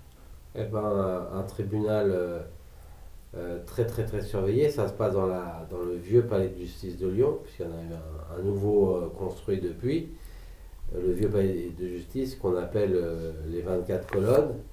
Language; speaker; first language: French; native; French